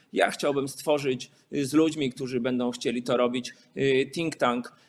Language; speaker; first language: Polish; native; Polish